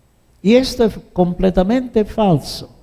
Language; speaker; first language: Spanish; non-native, fluent; Italian